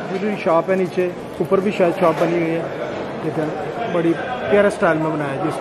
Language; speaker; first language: Urdu; non-native, local second language; Punjabi